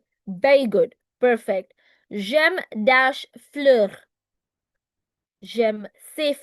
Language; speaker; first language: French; non-native, fluent; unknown